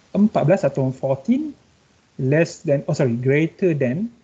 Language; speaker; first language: English; non-native, local second language; Malay